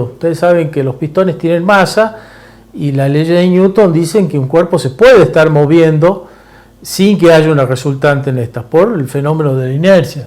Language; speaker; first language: Spanish; native; Spanish